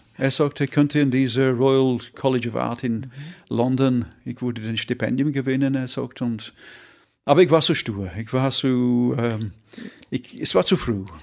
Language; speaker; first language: German; non-native, fluent; English